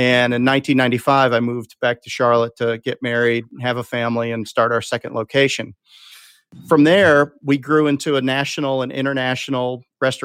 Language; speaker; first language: English; native; English